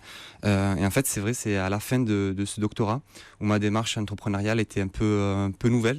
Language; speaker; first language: French; native; French